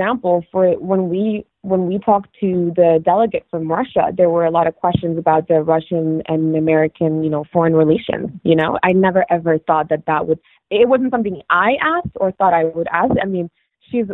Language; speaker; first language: English; non-native, fluent; Arabic